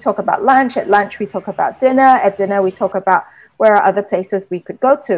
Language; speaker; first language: English; native; English